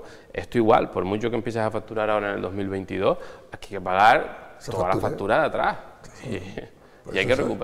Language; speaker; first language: Spanish; native; Spanish